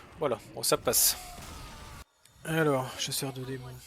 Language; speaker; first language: French; native; French